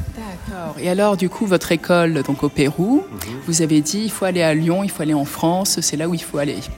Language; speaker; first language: French; native; French